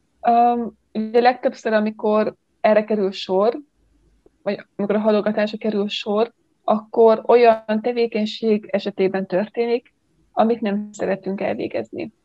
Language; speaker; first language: Hungarian; native; Hungarian